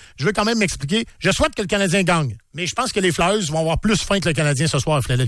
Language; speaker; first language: French; native; French